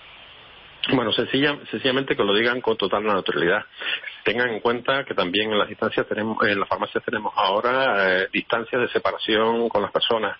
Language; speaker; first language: Spanish; native; Spanish